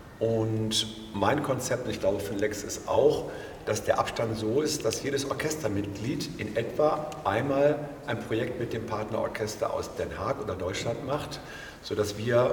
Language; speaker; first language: German; native; German